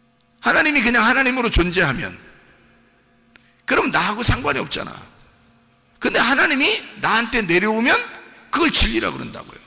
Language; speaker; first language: Korean; native; Korean